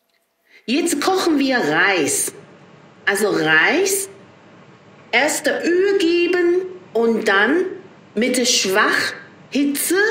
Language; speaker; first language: German; non-native, learner; Chinese